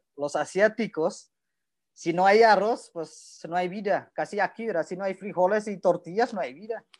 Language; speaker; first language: Spanish; non-native, learner; Indonesian